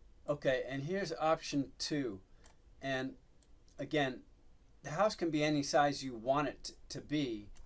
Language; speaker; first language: English; native; English